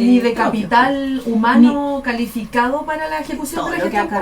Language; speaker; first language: Spanish; native; Spanish